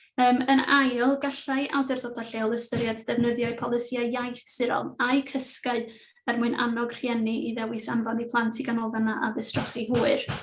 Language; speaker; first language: Welsh; native; Welsh